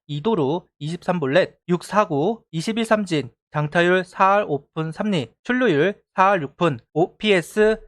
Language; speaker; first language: Korean; native; Korean